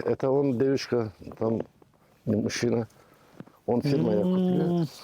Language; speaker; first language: Russian; non-native, learner; Turkish